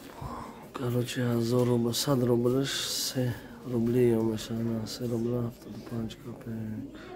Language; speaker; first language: Russian; non-native, learner; Tajik